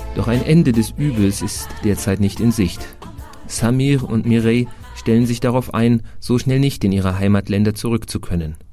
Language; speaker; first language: German; native; German